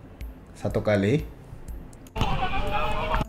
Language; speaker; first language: Indonesian; non-native, fluent; Korean